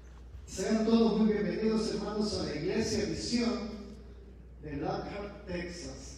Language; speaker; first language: Spanish; native; Spanish